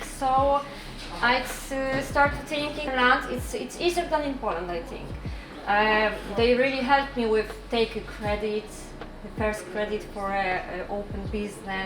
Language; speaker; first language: English; non-native, learner; Polish